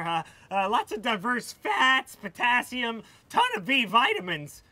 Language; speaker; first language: English; native; English